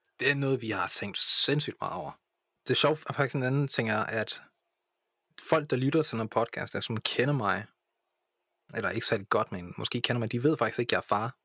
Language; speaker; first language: Danish; early bilingual, other home language; English